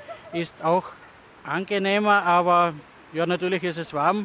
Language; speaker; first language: German; native; German